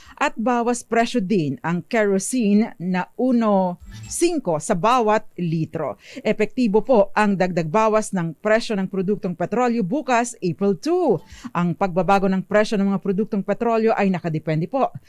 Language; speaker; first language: Filipino; native; Filipino